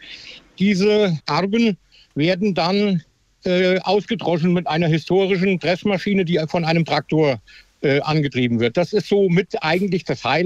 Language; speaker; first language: German; native; German